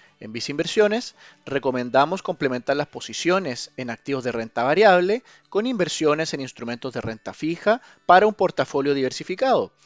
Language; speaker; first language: Spanish; native; Spanish